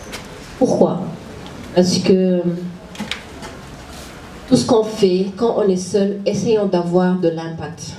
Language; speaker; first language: French; non-native, local second language; Wolof